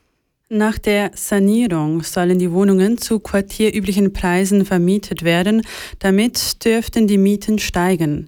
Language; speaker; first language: German; native; German